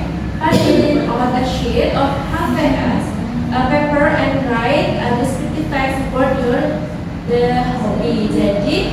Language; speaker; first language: English; non-native, learner; Indonesian